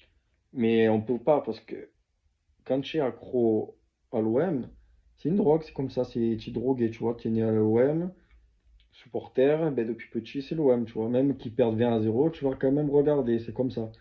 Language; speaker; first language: French; native; French